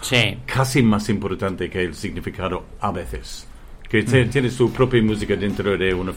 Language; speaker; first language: Spanish; non-native, fluent; English